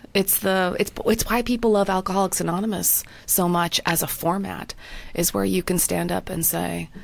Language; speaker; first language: English; native; English